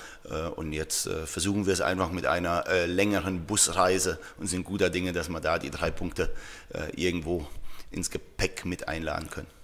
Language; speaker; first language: German; native; German